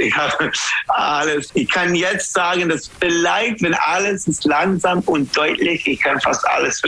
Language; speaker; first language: German; non-native, learner; English